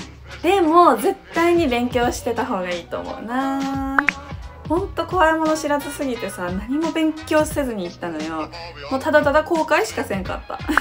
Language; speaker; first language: Japanese; native; Japanese